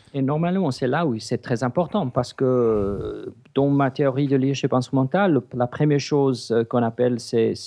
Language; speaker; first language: French; non-native, fluent; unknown